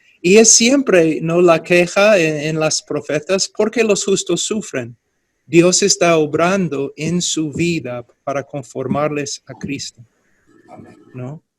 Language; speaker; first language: Spanish; non-native, fluent; English